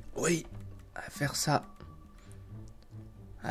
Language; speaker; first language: French; native; French